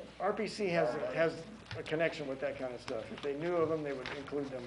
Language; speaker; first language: English; native; English